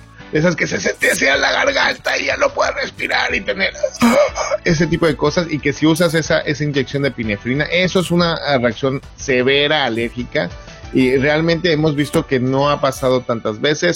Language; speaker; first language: Spanish; native; Spanish